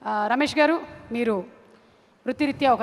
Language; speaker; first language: Telugu; native; Telugu